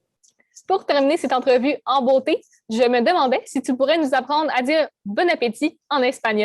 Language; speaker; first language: French; native; French